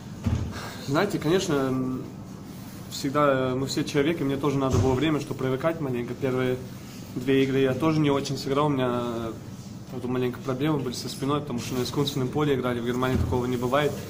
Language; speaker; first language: Russian; non-native, learner; German